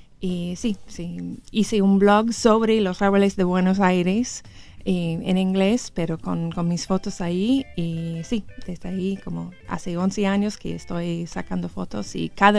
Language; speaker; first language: Spanish; non-native, learner; English